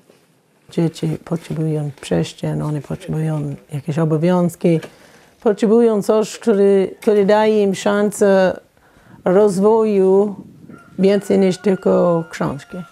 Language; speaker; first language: Polish; non-native, fluent; English